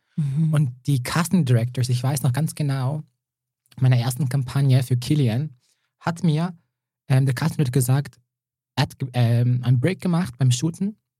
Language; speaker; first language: German; early bilingual, other home language; Serbian